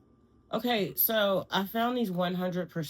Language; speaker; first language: English; native; English